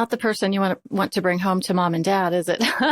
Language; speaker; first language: English; native; English